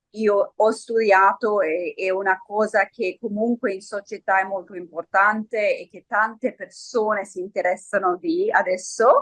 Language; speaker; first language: Italian; early bilingual, heritage; Friulian